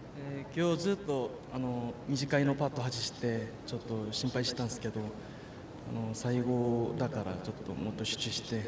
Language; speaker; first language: Japanese; non-native, fluent; Korean